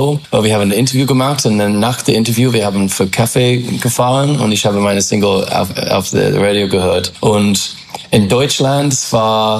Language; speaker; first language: German; non-native, fluent; English